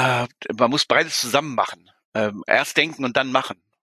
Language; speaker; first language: German; native; German